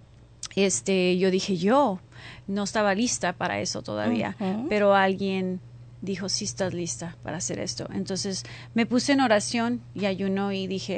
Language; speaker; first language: Spanish; early bilingual, heritage; Spanish